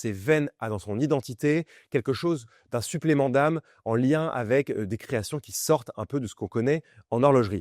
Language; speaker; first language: French; native; French